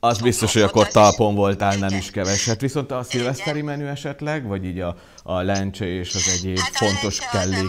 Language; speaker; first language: Hungarian; native; Hungarian